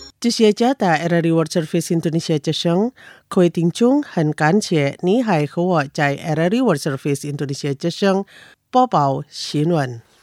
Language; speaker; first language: Chinese; early bilingual, heritage; Chinese